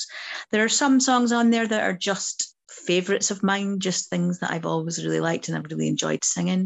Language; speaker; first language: English; native; English